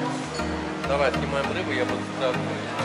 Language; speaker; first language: Russian; native; Russian